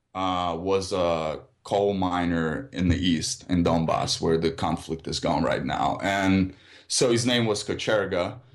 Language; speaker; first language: English; early bilingual, other home language; Russian